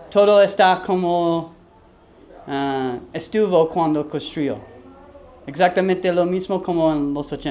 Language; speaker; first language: Spanish; non-native, learner; English